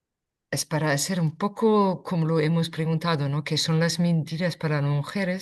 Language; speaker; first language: Spanish; non-native, fluent; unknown